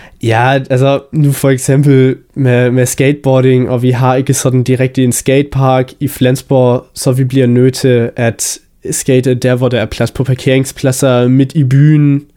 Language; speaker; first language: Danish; early bilingual, heritage; Danish